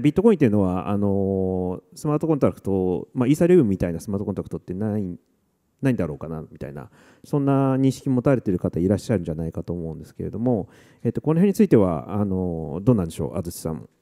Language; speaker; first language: Japanese; native; Japanese